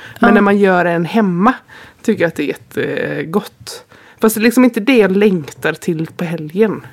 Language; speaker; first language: Swedish; native; Swedish